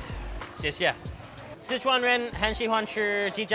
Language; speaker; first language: Chinese; early bilingual, heritage; Chinese